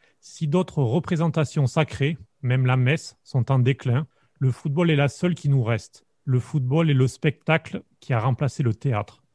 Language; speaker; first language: French; native; French